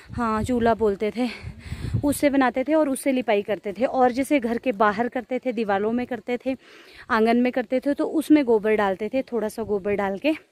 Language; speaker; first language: Hindi; non-native, local second language; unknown